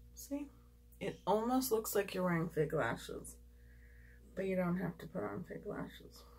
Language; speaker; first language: English; native; English